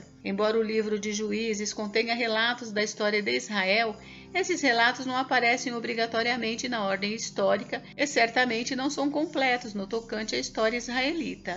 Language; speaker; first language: Portuguese; native; Portuguese